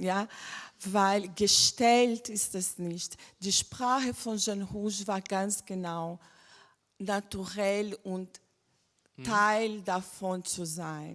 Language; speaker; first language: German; non-native, fluent; French